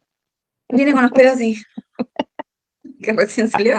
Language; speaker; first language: Spanish; native; Spanish